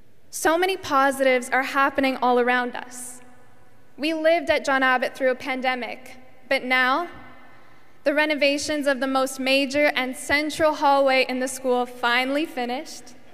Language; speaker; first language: English; native; English